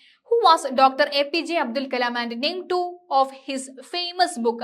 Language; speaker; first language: English; non-native, local second language; Malayalam